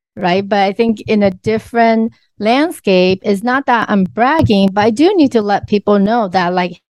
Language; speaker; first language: English; early bilingual, other home language; Chinese